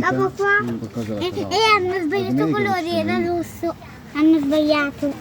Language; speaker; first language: Italian; early bilingual, other home language; Sinhala